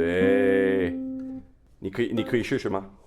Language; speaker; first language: Chinese; non-native, fluent; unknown